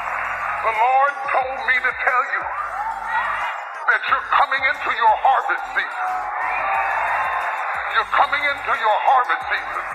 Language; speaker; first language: English; native; English